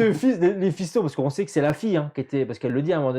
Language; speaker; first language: French; native; French